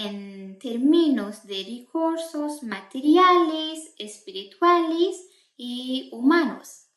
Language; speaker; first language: Spanish; non-native, fluent; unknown